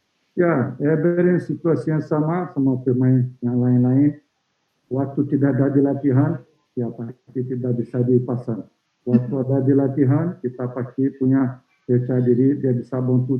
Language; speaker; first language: Indonesian; non-native, fluent; Portuguese